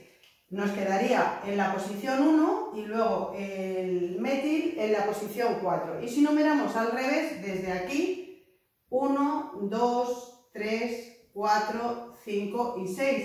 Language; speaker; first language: Spanish; native; Spanish